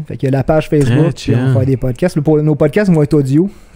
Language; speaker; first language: French; native; French